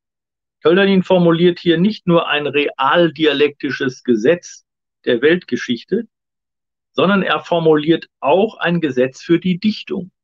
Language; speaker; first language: German; native; German